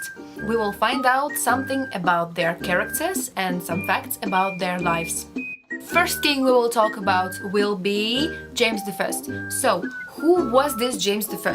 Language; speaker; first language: English; non-native, learner; Russian